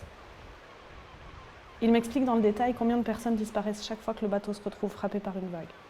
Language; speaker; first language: French; native; French